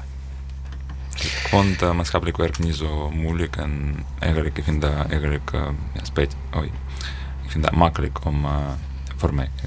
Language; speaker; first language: Dutch; non-native, fluent; Ukrainian